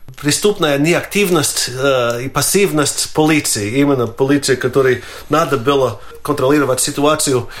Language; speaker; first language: Russian; non-native, fluent; Latvian